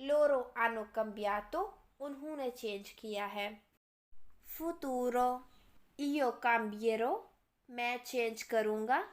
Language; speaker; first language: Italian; non-native, fluent; Urdu